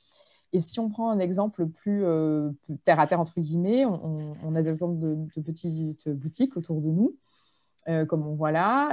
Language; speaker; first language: French; native; French